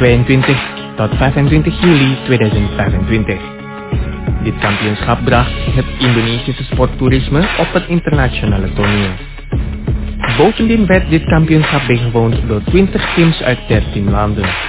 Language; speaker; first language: Dutch; non-native, fluent; Indonesian